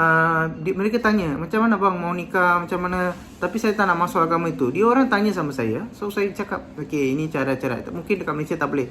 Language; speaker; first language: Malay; non-native, local second language; Tamil